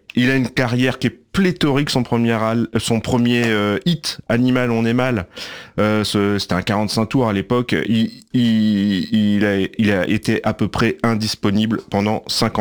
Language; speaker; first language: French; native; French